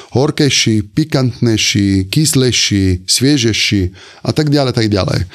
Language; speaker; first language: Slovak; non-native, fluent; Italian